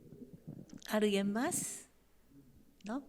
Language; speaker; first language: Spanish; non-native, fluent; Japanese